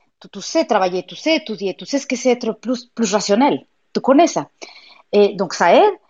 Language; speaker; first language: French; non-native, fluent; Spanish